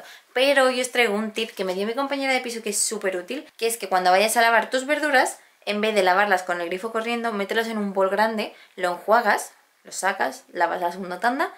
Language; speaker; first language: Spanish; native; Spanish